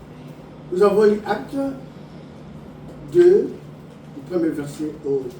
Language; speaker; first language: French; non-native, local second language; Lingala